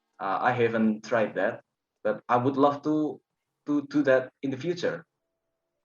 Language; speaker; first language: English; non-native, learner; Indonesian